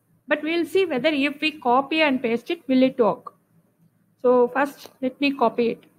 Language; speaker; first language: English; non-native, local second language; Tamil